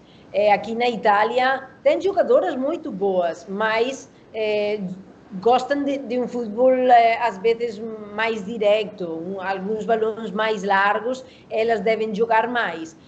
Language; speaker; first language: Portuguese; non-native, learner; Spanish